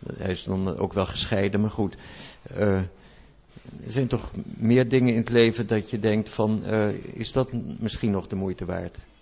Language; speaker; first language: Dutch; native; Dutch